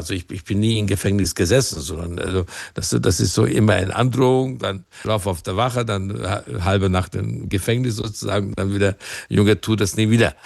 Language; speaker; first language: German; non-native, fluent; Hungarian